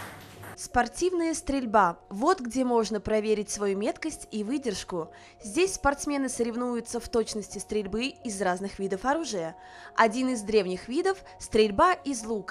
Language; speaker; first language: Russian; native; Russian